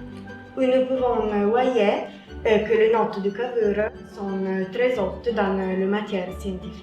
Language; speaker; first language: French; non-native, learner; Italian